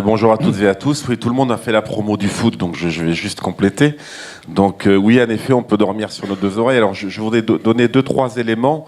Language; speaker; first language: French; native; French